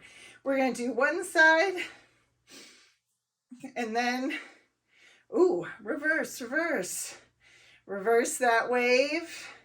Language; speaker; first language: English; native; English